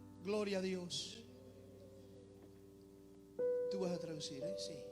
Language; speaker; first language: Spanish; native; Spanish